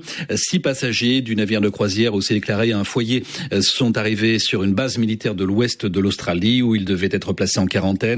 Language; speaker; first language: French; native; French